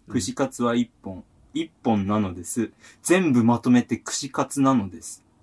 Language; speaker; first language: Japanese; native; Japanese